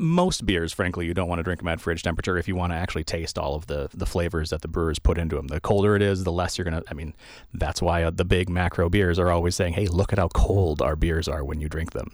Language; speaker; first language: English; native; English